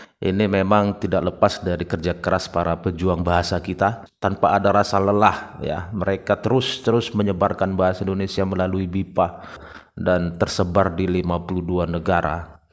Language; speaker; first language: Indonesian; native; Indonesian